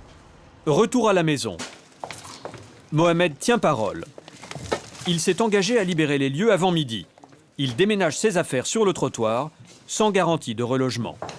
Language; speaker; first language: French; native; French